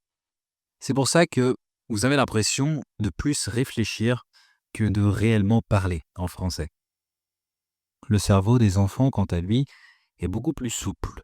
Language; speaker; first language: French; native; French